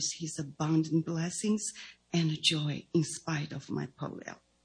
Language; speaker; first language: English; non-native, fluent; Chinese